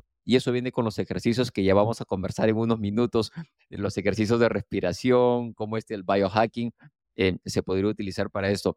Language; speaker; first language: Spanish; native; Spanish